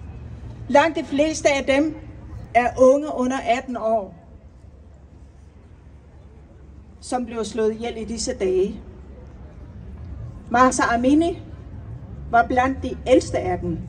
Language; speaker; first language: Danish; non-native, fluent; Persian